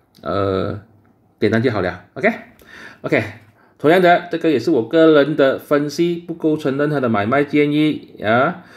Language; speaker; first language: Chinese; native; Chinese